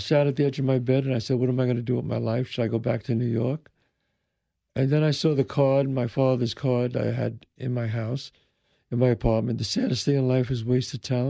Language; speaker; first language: English; native; English